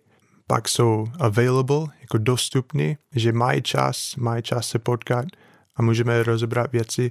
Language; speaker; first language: Czech; non-native, fluent; English